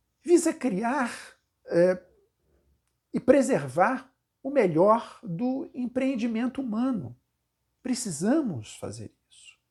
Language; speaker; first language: Portuguese; native; Portuguese